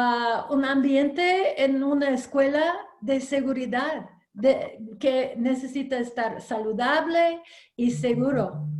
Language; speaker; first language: Spanish; non-native, learner; English